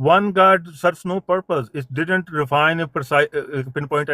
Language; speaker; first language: English; non-native, fluent; Punjabi